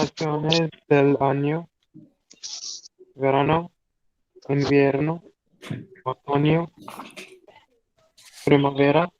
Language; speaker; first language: Spanish; non-native, learner; Hindi